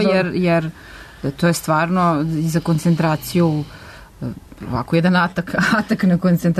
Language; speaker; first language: Serbian; native; Serbian